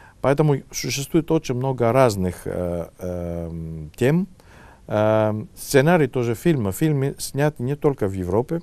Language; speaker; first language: Russian; non-native, fluent; Greek